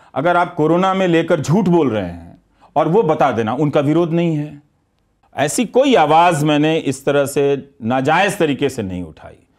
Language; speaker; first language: Hindi; native; Hindi